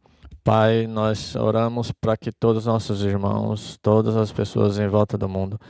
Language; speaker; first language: Portuguese; non-native, fluent; English